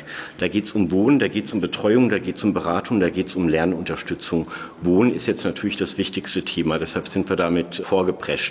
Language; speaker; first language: German; native; German